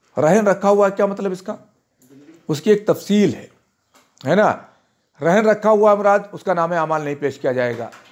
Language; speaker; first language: Hindi; native; Hindi